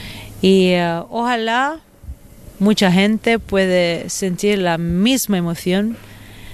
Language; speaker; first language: Spanish; non-native, fluent; Italian